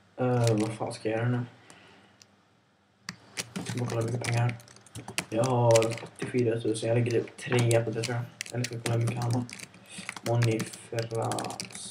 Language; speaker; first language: Swedish; native; Swedish